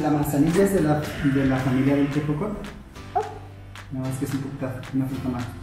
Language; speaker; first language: Spanish; native; Spanish